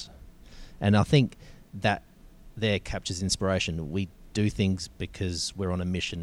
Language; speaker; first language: English; native; English